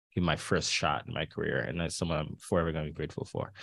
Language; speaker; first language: English; early bilingual, other home language; Haitian Creole